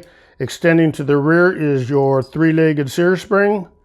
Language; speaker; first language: English; native; English